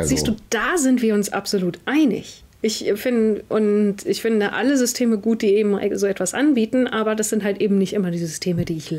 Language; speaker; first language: German; native; German